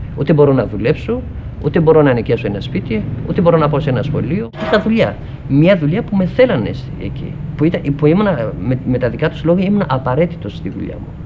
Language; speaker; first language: Greek; non-native, fluent; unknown